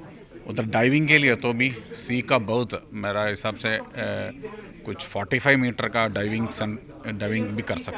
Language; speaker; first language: Hindi; non-native, local second language; Malayalam